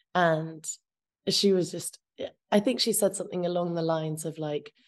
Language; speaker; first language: English; early bilingual, other home language; Albanian